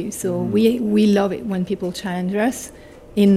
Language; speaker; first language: English; non-native, fluent; French